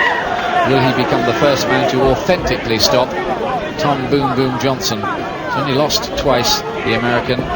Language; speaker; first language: English; native; English